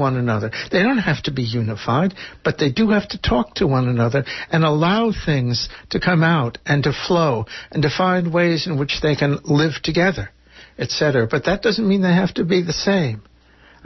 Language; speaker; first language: English; native; English